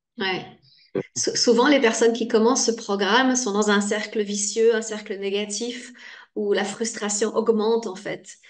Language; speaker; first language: French; native; French